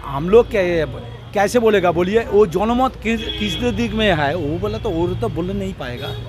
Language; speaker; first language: Hindi; non-native, local second language; Bangla